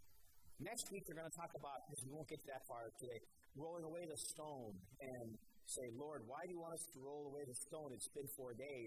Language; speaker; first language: English; native; English